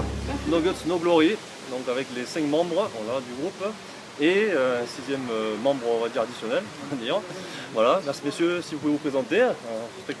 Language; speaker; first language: French; native; French